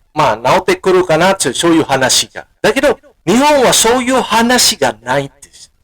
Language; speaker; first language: Japanese; non-native, fluent; Indonesian